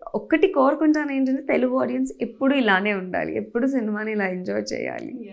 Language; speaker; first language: Telugu; native; Telugu